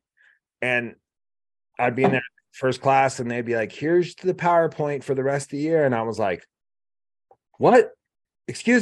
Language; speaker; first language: English; native; English